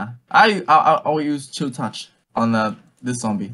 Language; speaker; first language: English; non-native, learner; Vietnamese